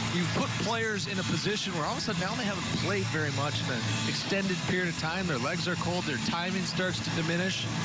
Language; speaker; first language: English; native; English